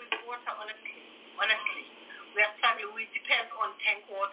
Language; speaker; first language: English; non-native, local second language; Southern Sotho